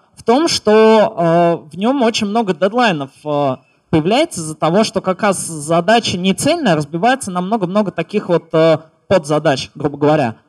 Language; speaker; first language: Russian; native; Russian